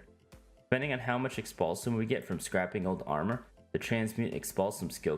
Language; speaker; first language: English; native; English